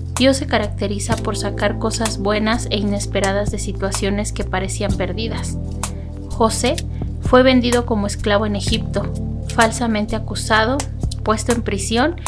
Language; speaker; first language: Spanish; native; Spanish